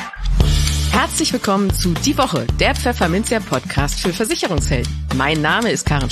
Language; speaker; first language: German; native; German